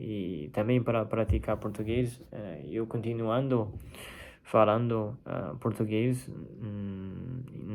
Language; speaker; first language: Portuguese; non-native, fluent; Chinese